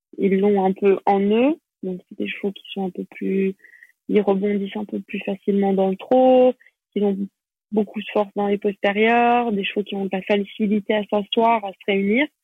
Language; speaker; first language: French; native; French